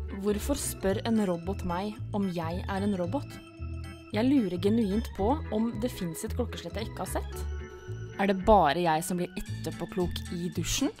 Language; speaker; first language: Norwegian; native; Norwegian